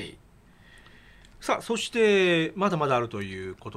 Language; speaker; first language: Japanese; native; Japanese